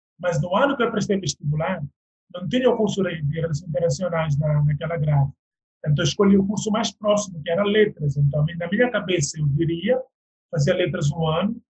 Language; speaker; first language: Portuguese; non-native, local second language; Upper Guinea Crioulo